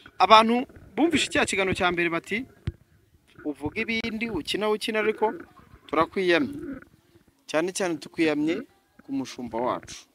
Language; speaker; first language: Kinyarwanda; native; Kinyarwanda